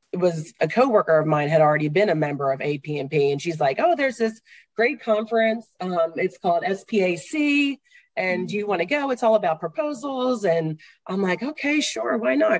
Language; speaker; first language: English; native; English